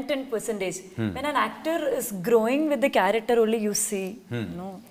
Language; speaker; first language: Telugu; non-native, learner; Malayalam